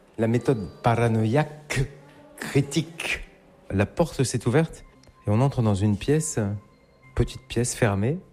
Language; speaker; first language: French; native; French